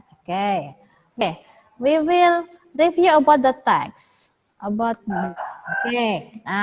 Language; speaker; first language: English; non-native, fluent; Indonesian